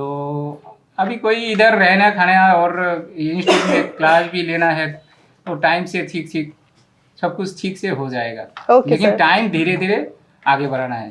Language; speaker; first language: Hindi; non-native, local second language; Bangla